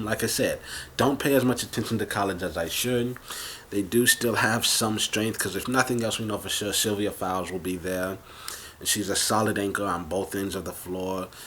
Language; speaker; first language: English; native; English